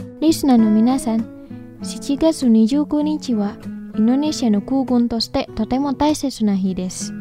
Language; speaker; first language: Japanese; non-native, fluent; Indonesian